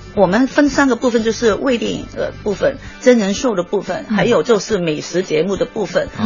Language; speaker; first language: Chinese; non-native, fluent; Cantonese